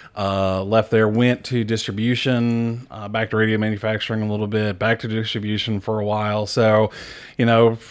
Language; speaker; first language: English; native; English